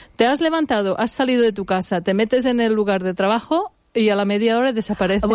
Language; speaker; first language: Spanish; non-native, fluent; English